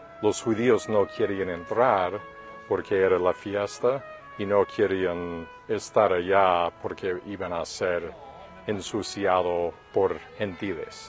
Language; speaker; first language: Spanish; non-native, fluent; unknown